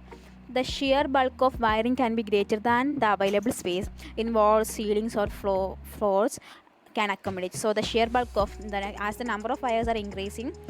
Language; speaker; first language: English; non-native, local second language; Malayalam